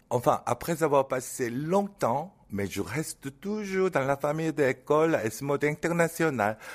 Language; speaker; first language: French; non-native, fluent; Korean